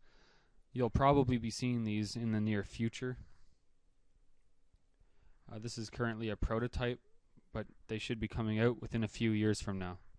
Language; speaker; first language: English; native; English